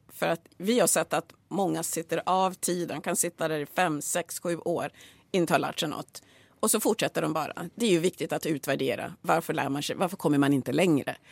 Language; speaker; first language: Swedish; early bilingual, other home language; Swahili